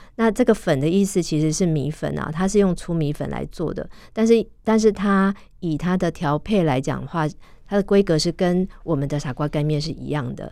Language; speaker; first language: Chinese; native; Chinese